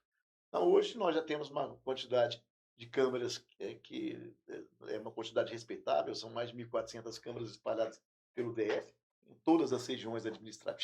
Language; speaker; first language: Portuguese; native; Portuguese